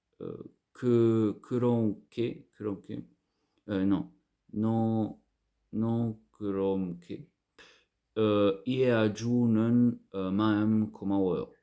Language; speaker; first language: Korean; non-native, learner; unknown